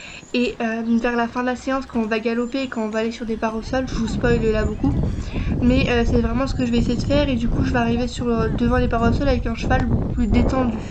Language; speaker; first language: French; native; French